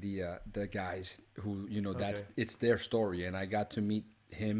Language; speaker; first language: English; early bilingual, other home language; Spanish